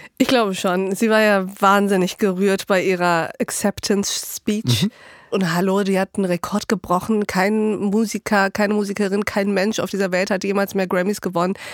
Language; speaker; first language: German; early bilingual, other home language; Turkish